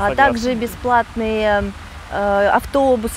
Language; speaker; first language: Russian; native; Russian